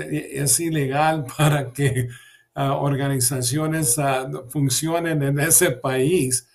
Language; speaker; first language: Spanish; early bilingual, heritage; English